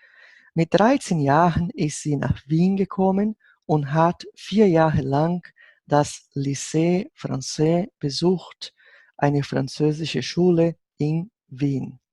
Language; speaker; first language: German; non-native, fluent; Portuguese